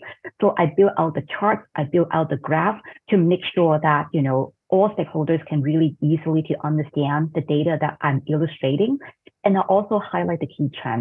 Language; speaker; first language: English; non-native, fluent; Cantonese